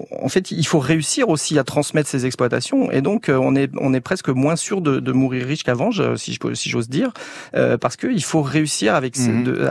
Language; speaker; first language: French; native; French